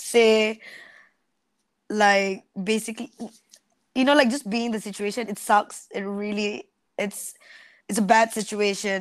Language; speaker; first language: English; non-native, local second language; Malay